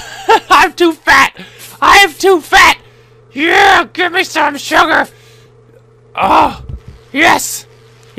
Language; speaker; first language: English; native; English